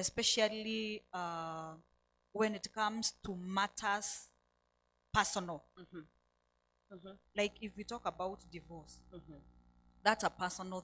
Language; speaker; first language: English; non-native, local second language; Swahili